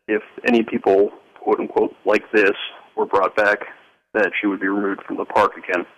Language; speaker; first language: English; native; English